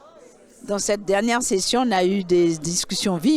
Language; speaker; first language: French; native; French